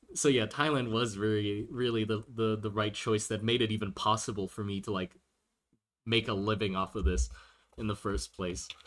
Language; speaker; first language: English; early bilingual, other home language; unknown